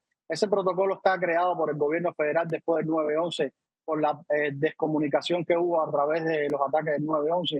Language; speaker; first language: Spanish; native; Spanish